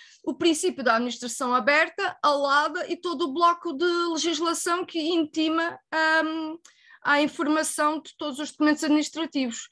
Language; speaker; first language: Portuguese; native; Portuguese